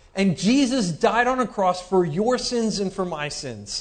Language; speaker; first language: English; native; English